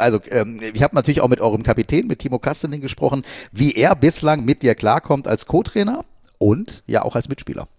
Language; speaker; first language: German; native; German